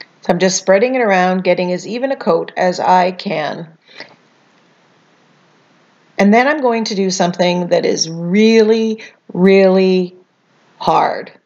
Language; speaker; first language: English; native; English